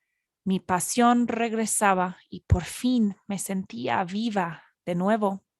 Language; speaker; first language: Spanish; non-native, fluent; English